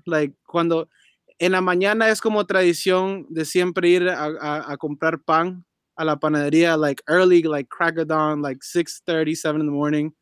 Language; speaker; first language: Spanish; early bilingual, heritage; Spanish